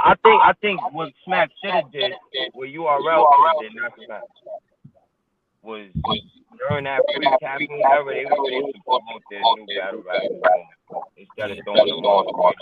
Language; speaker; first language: English; native; English